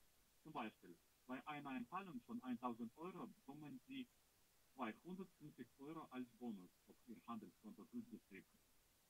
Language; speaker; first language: German; non-native, learner; Russian